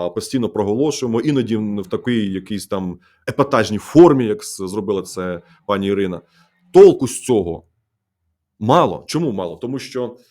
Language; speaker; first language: Ukrainian; native; Ukrainian